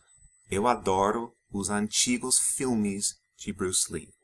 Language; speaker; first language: Portuguese; non-native, fluent; English